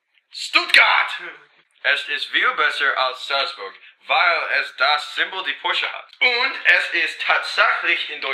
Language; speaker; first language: German; non-native, learner; English